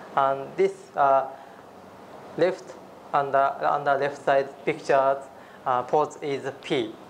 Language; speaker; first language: English; non-native, learner; Japanese